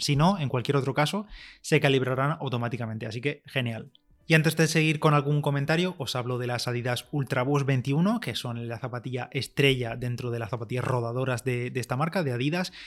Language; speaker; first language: Spanish; native; Spanish